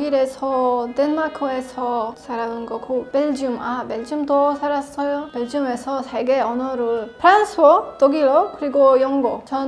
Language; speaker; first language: Korean; non-native, learner; Polish